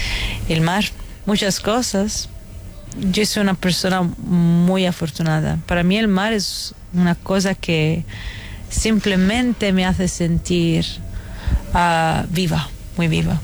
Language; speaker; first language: Spanish; non-native, fluent; Italian